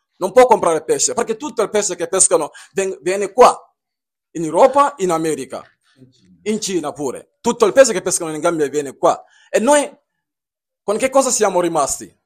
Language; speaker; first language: Italian; non-native, fluent; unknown